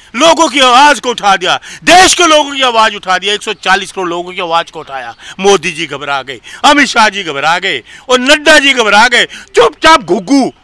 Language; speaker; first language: Hindi; native; Hindi